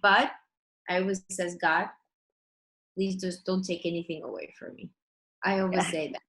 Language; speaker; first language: English; early bilingual, other home language; Russian